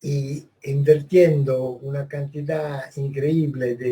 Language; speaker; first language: Spanish; non-native, fluent; Italian